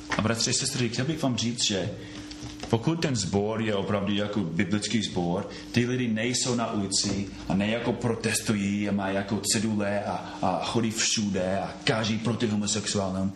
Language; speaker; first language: Czech; non-native, fluent; English